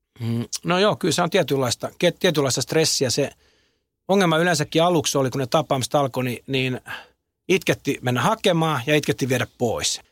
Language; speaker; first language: Finnish; native; Finnish